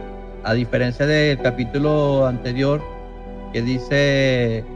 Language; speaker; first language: Spanish; native; Spanish